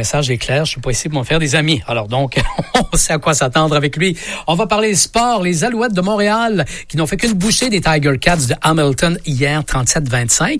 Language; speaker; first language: French; native; French